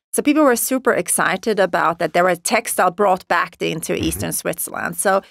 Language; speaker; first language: English; non-native, fluent; Swedish